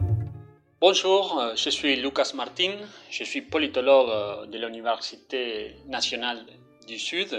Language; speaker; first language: French; non-native, fluent; Spanish